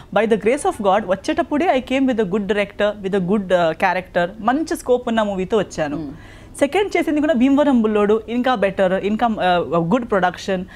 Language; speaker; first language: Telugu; non-native, local second language; Konkani